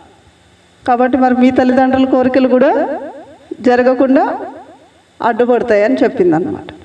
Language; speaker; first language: Telugu; native; Telugu